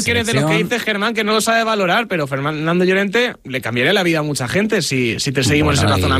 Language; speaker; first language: Spanish; native; Spanish